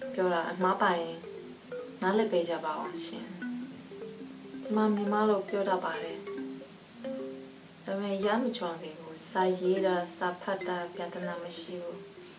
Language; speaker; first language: Burmese; non-native, learner; Russian